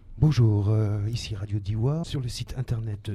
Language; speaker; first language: French; native; French